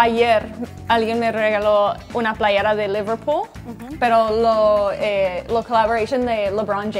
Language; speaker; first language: Spanish; early bilingual, heritage; English